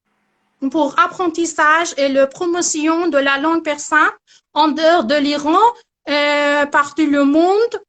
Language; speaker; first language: French; non-native, learner; Persian